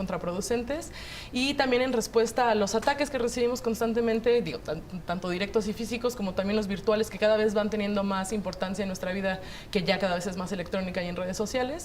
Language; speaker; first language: Spanish; native; Spanish